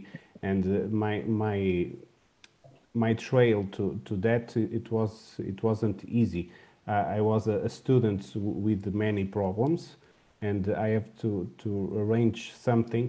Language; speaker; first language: English; non-native, learner; Portuguese